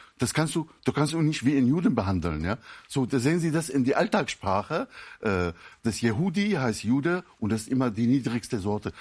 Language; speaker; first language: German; non-native, fluent; Arabic